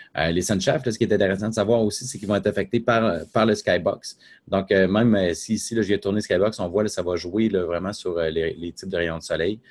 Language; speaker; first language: French; native; French